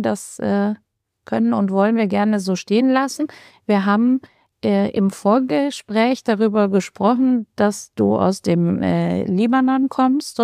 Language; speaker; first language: German; native; German